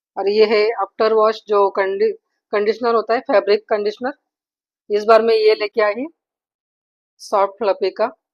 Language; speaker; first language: Hindi; non-native, local second language; Marathi